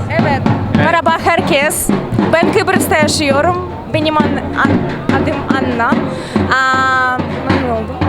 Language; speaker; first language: Turkish; non-native, learner; Russian